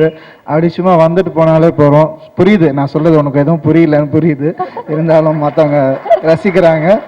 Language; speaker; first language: Tamil; native; Tamil